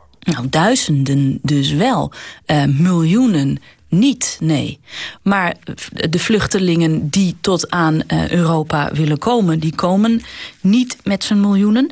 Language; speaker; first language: Dutch; native; Dutch